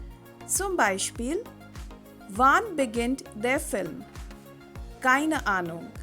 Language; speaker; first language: German; non-native, fluent; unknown